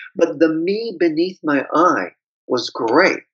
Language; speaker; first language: English; native; English